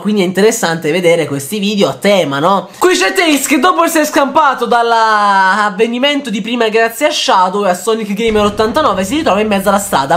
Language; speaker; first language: Italian; native; Italian